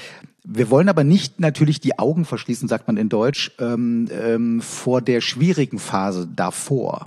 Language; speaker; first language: German; native; German